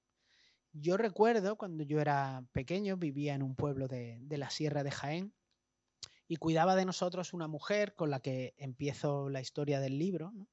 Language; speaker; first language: Spanish; native; Spanish